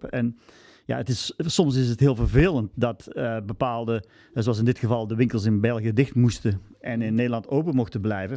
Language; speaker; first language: Dutch; native; Dutch